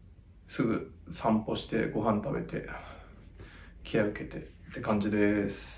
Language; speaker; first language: Japanese; native; Japanese